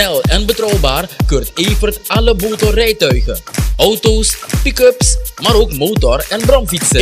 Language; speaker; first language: Dutch; native; Dutch